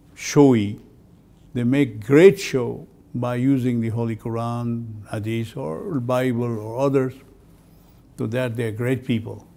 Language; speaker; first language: English; non-native, fluent; Turkish